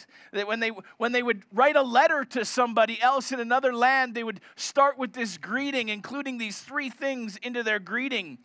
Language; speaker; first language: English; native; English